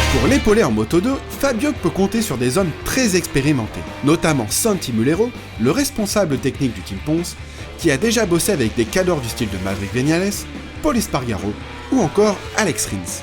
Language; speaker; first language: French; native; French